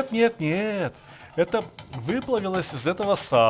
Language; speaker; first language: Russian; native; Russian